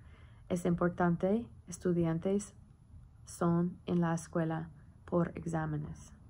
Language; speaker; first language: Spanish; non-native, learner; English